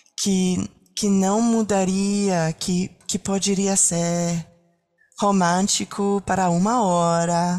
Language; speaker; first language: Portuguese; non-native, learner; French